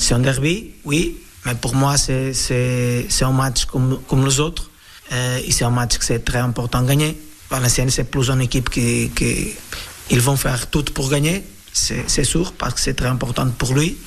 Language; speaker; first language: French; non-native, fluent; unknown